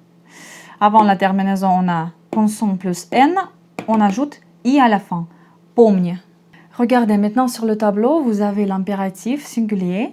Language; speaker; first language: French; non-native, fluent; Russian